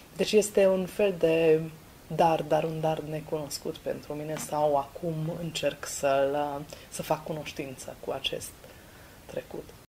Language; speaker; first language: Romanian; non-native, local second language; Hungarian